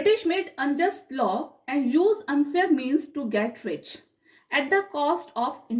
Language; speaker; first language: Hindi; native; Hindi